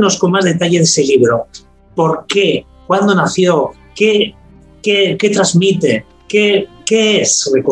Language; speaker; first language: Spanish; native; Spanish